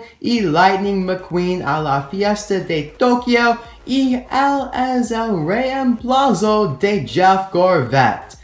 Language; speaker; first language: Spanish; non-native, learner; English